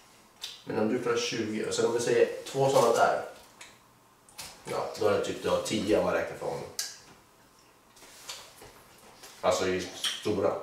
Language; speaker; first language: Swedish; native; Swedish